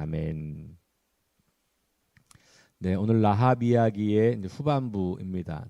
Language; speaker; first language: Korean; native; Korean